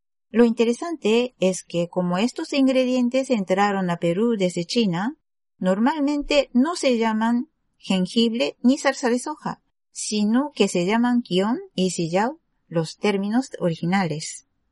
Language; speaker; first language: Spanish; non-native, fluent; Japanese